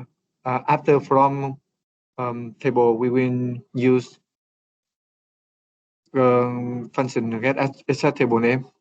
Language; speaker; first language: English; non-native, learner; Vietnamese